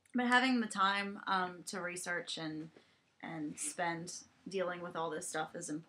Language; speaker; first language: English; native; English